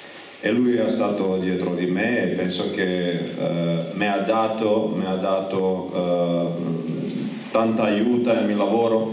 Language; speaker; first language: Italian; non-native, fluent; Croatian